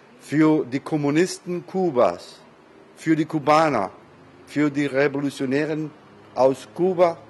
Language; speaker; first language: German; non-native, learner; Spanish